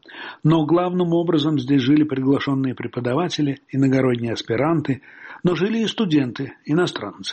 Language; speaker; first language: Russian; native; Russian